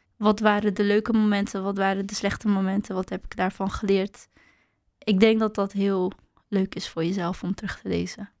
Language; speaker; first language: Dutch; early bilingual, other home language; Arabic